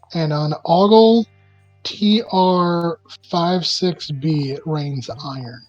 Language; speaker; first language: English; native; English